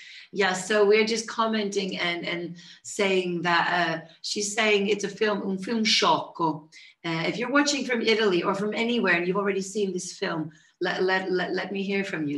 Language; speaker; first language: English; native; English